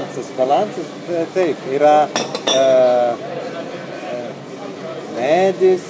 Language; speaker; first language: Lithuanian; non-native, learner; Italian